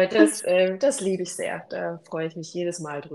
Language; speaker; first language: German; native; German